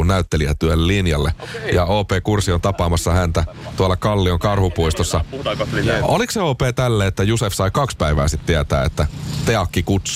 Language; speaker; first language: Finnish; native; Finnish